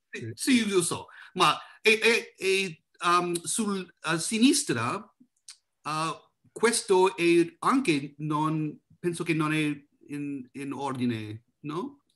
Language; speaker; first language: Italian; non-native, learner; English